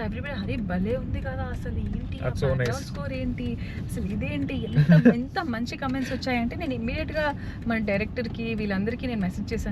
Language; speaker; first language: Telugu; native; Telugu